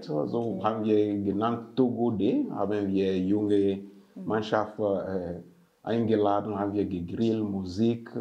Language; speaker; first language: German; non-native, fluent; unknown